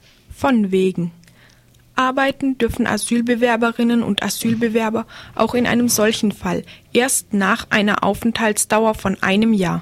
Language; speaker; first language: German; native; German